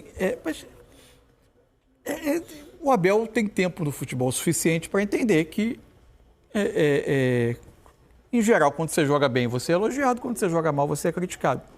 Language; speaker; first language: Portuguese; native; Portuguese